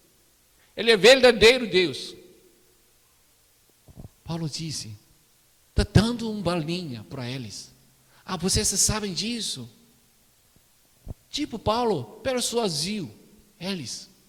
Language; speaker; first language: Portuguese; non-native, learner; Korean